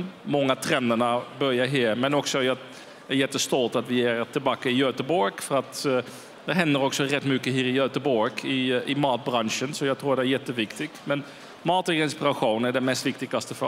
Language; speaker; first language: Swedish; non-native, fluent; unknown